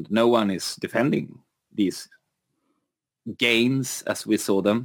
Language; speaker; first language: English; non-native, fluent; Swedish